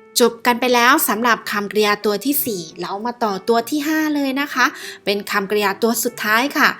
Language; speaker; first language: Thai; native; Thai